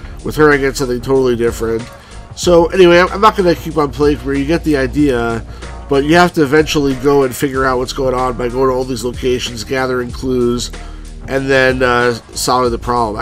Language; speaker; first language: English; native; English